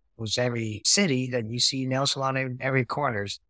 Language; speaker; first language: English; non-native, fluent; Vietnamese